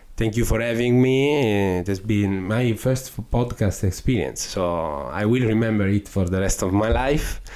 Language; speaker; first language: English; non-native, fluent; Italian